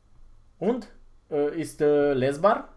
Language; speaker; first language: German; non-native, fluent; Romanian